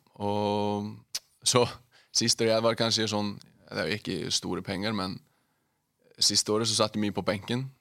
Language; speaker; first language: Norwegian; non-native, fluent; Icelandic